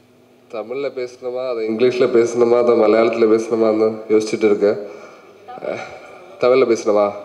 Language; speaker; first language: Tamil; non-native, learner; Malayalam